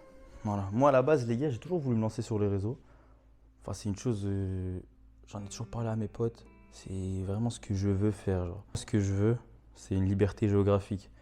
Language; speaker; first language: French; native; French